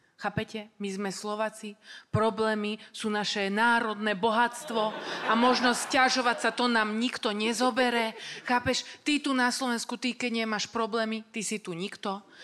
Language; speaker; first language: Slovak; native; Slovak